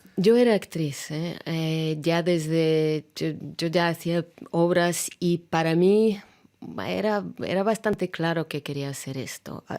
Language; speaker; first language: Spanish; non-native, fluent; Russian